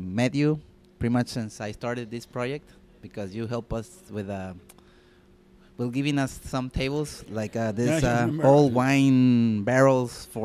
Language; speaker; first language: English; non-native, fluent; Spanish